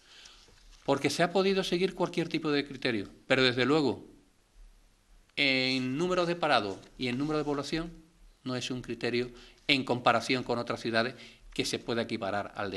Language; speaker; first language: Spanish; native; Spanish